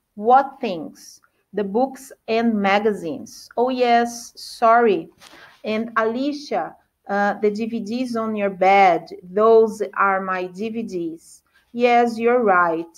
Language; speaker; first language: English; non-native, fluent; Portuguese